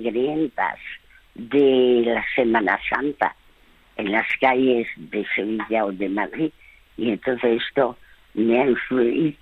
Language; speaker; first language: Spanish; early bilingual, other home language; French